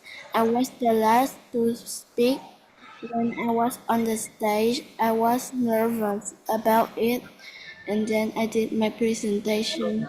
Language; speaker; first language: English; non-native, learner; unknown